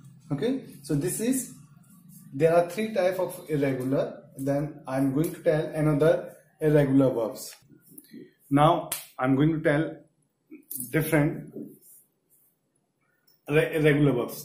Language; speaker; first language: English; non-native, local second language; Hindi